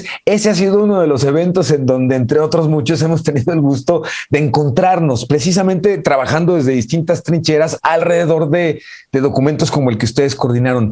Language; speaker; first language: Spanish; native; Spanish